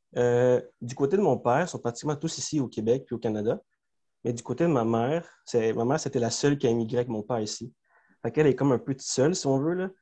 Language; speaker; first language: French; early bilingual, other home language; Spanish